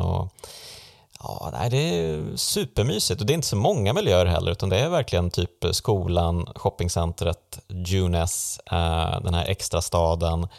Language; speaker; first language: Swedish; native; Swedish